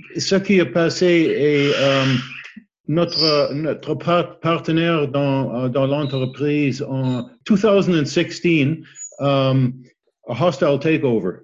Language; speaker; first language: French; non-native, learner; English